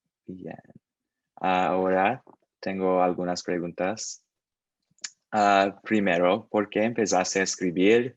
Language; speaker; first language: Spanish; non-native, learner; English